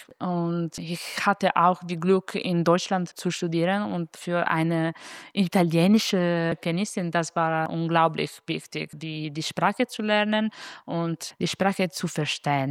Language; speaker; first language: German; non-native, learner; Italian